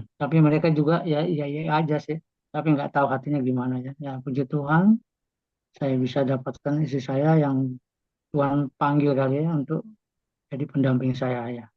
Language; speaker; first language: Indonesian; native; Indonesian